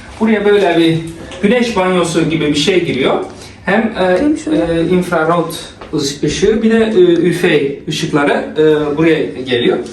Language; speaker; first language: Turkish; early bilingual, heritage; Turkish